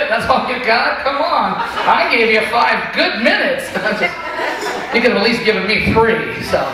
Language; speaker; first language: English; native; English